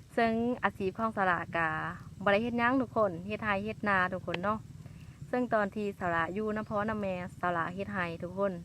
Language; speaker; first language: Lao; non-native, local second language; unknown